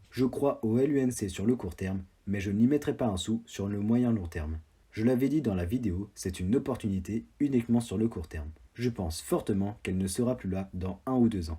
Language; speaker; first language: French; native; French